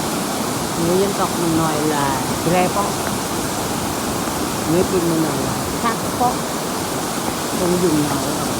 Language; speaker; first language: Vietnamese; non-native, local second language; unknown